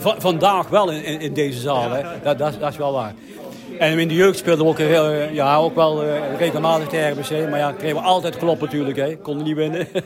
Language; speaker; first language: Dutch; native; Dutch